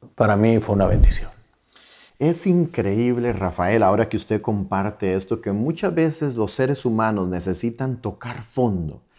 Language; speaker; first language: Spanish; native; Spanish